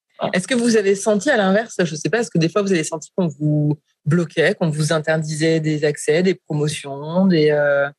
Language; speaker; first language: French; native; French